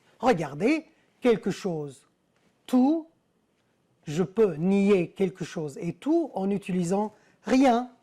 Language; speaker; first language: French; non-native, fluent; Arabic